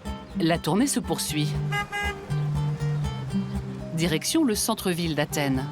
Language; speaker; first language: French; native; French